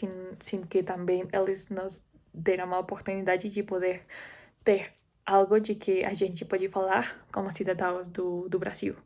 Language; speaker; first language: Portuguese; non-native, fluent; Spanish